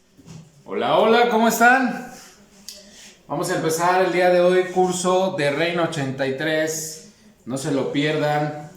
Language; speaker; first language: Spanish; native; Spanish